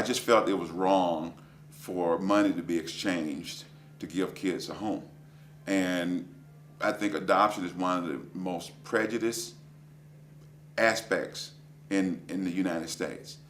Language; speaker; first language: English; native; English